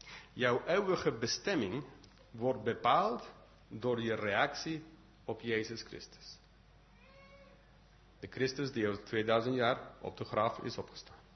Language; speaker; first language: Dutch; non-native, fluent; English